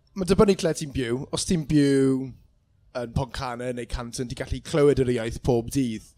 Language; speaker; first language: Welsh; non-native, local second language; English